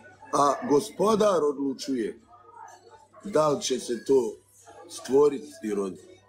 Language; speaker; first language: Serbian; early bilingual, heritage; Bosnian